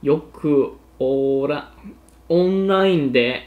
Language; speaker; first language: Japanese; non-native, learner; English